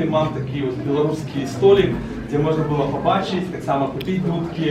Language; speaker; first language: Polish; non-native, learner; Belarusian